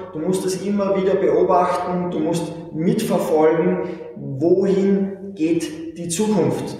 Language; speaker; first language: German; native; German